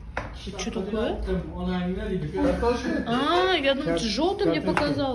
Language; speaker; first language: Russian; native; Russian